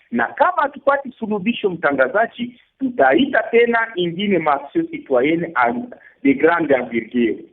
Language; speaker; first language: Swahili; native; Swahili